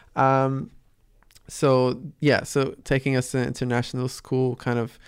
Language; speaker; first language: English; early bilingual, other home language; Arabic